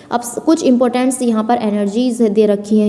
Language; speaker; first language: Hindi; native; Hindi